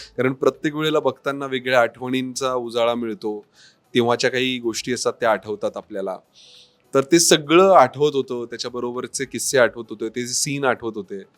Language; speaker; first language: Marathi; native; Marathi